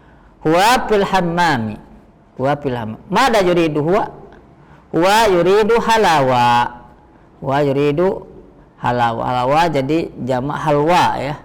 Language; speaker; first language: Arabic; non-native, fluent; Indonesian